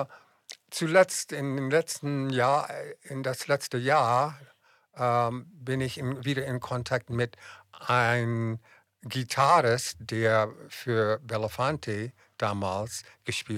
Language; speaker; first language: German; non-native, fluent; English